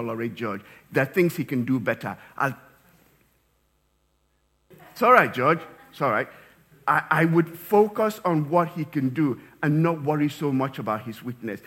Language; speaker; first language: English; non-native, local second language; Yoruba